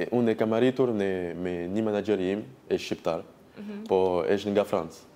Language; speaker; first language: Albanian; non-native, learner; French